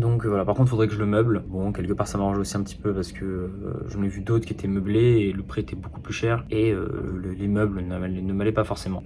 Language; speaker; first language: French; native; French